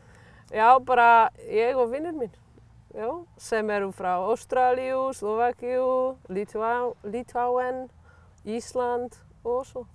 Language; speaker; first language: Icelandic; non-native, learner; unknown